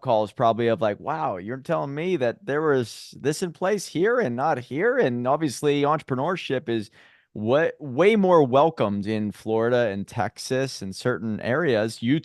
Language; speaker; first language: English; native; English